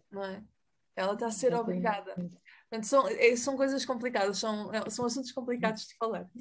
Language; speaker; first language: Portuguese; native; Portuguese